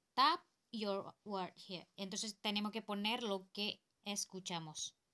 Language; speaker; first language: Spanish; non-native, learner; Indonesian